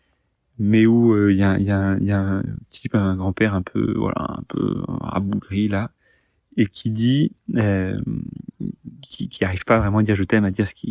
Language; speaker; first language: French; native; French